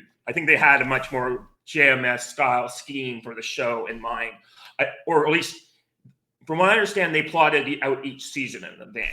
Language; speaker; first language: English; native; English